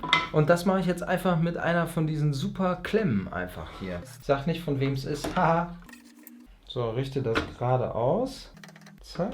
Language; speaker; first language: German; native; German